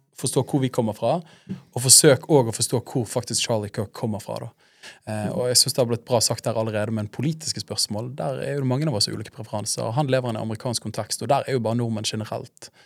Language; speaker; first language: Norwegian; native; Norwegian